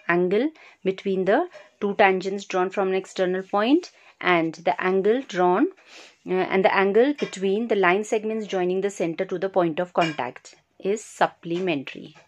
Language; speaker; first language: English; non-native, local second language; Hindi